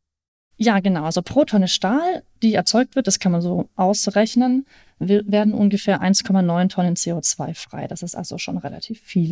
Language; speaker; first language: German; native; German